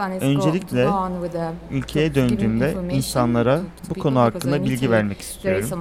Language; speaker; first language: Turkish; non-native, learner; Italian